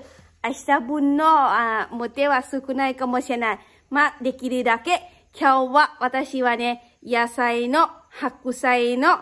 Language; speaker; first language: Japanese; non-native, learner; Lao